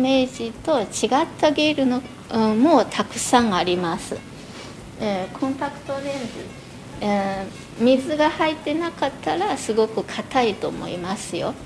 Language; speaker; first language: Japanese; non-native, fluent; Chinese